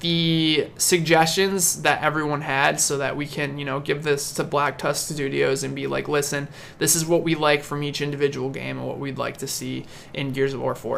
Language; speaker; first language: English; native; English